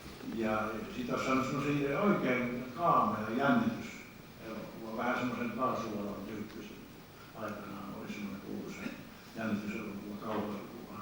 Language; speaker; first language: Finnish; native; Finnish